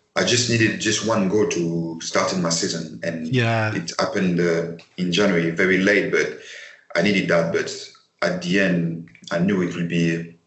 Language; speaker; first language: English; non-native, fluent; French